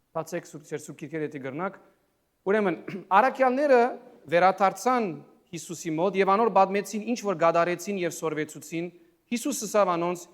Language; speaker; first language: Armenian; early bilingual, heritage; Armenian